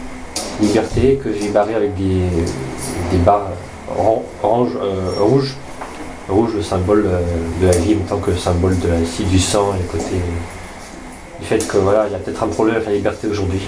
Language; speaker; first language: French; native; French